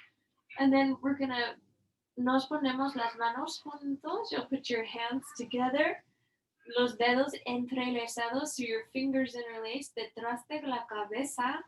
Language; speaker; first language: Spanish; non-native, learner; English